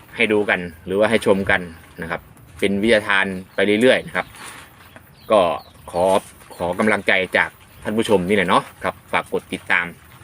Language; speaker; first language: Thai; non-native, local second language; Northeastern Thai